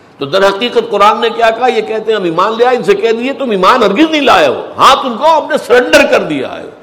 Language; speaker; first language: Urdu; native; Urdu